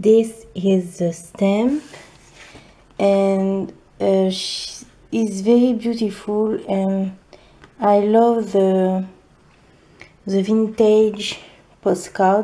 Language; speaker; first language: English; non-native, learner; French